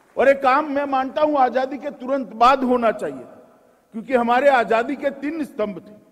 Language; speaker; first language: Hindi; non-native, local second language; Gujarati